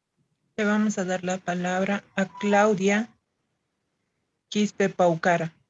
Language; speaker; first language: Spanish; native; Spanish